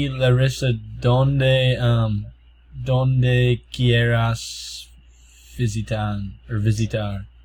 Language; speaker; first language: Spanish; non-native, learner; English